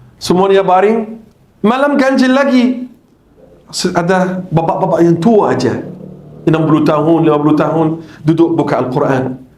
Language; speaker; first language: Malay; non-native, fluent; Arabic